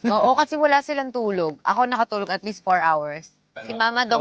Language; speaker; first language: Filipino; native; Filipino